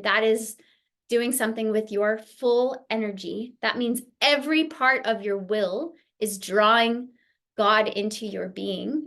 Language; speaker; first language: English; native; English